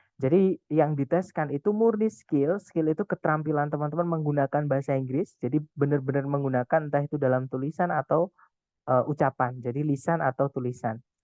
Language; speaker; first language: Indonesian; non-native, local second language; Javanese